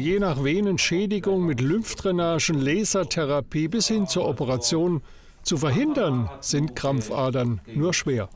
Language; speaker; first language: German; native; German